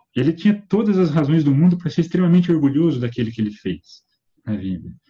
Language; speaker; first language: Portuguese; native; Portuguese